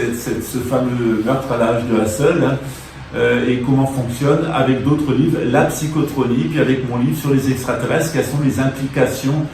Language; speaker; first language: French; native; French